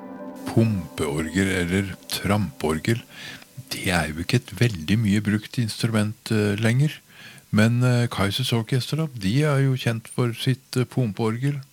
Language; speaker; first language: Norwegian; native; Norwegian